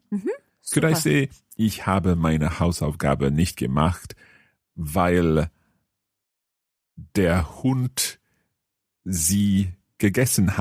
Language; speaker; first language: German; non-native, learner; English